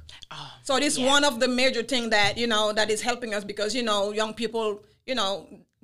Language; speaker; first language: English; non-native, fluent; Wolof